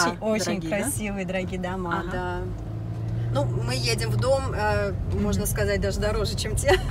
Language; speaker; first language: Russian; native; Russian